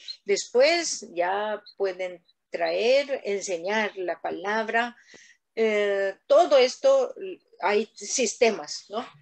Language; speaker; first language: Spanish; non-native, learner; Korean